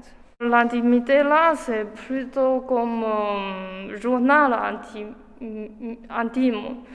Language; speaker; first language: French; non-native, learner; Chinese